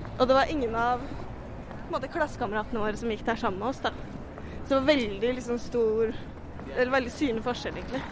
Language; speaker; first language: Norwegian; native; Norwegian